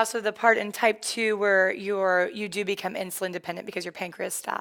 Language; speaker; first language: English; native; English